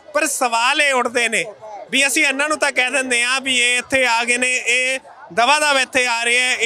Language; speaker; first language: Hindi; non-native, local second language; Punjabi